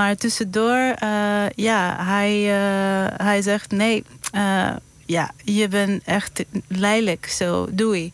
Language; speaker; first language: Dutch; non-native, learner; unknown